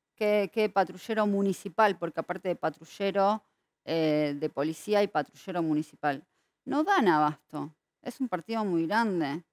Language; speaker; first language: Spanish; native; Spanish